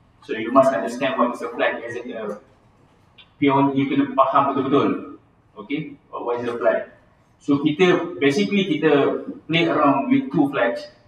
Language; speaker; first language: English; non-native, local second language; Malay